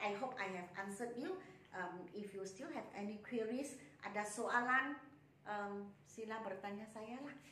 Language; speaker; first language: English; non-native, local second language; Malay